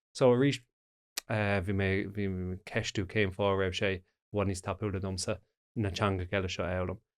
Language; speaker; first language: Irish; non-native, local second language; English